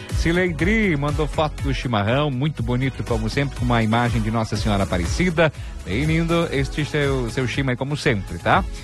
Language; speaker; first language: Portuguese; native; Portuguese